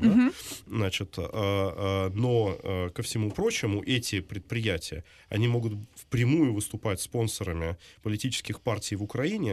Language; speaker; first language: Russian; native; Russian